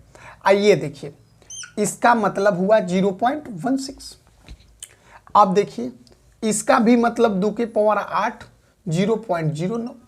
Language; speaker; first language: Hindi; native; Hindi